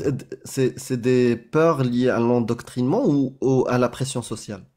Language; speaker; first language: French; native; French